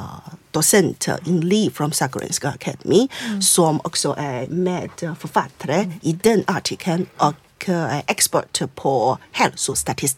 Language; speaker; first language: Swedish; non-native, fluent; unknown